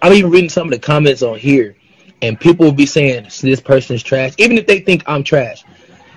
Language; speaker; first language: English; native; English